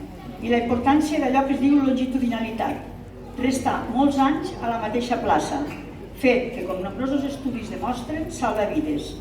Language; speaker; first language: Catalan; native; Catalan